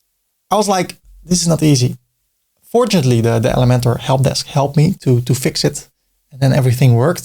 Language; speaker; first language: English; non-native, fluent; Dutch